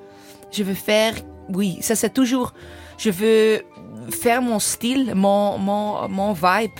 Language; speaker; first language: French; non-native, learner; English